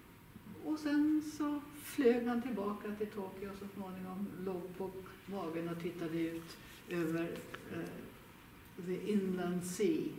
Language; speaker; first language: Swedish; native; Swedish